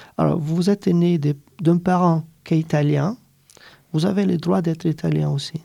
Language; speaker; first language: French; non-native, fluent; Italian